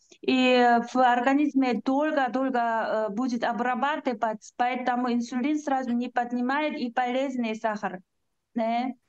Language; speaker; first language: Russian; non-native, learner; Korean